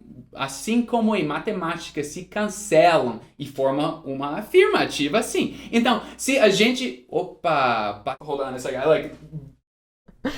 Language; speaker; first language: Portuguese; non-native, fluent; English